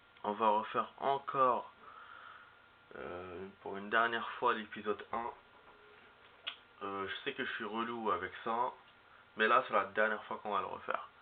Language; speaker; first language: French; native; French